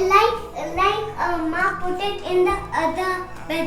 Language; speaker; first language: English; early bilingual, other home language; Hindi